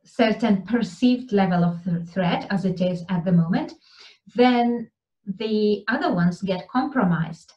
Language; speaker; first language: English; non-native, fluent; Lithuanian